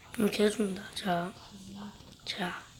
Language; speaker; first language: Korean; native; Korean